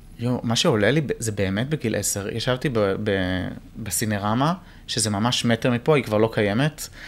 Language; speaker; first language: Hebrew; native; Hebrew